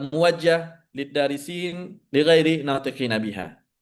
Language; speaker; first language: Arabic; non-native, fluent; Indonesian